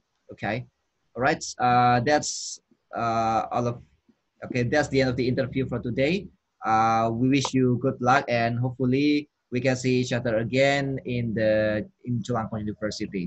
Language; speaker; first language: English; non-native, fluent; Indonesian